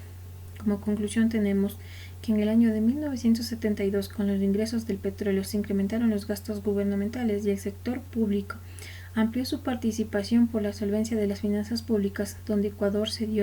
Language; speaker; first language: Spanish; native; Spanish